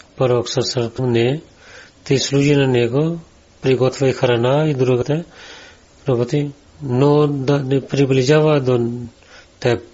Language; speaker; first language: Bulgarian; non-native, learner; Urdu